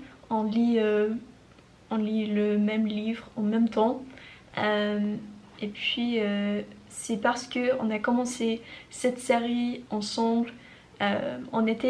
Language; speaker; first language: French; non-native, learner; English